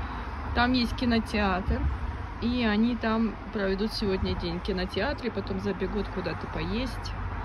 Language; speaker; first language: Russian; native; Russian